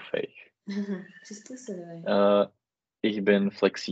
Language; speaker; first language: German; non-native, learner; Czech